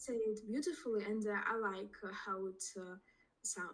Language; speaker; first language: English; non-native, learner; Russian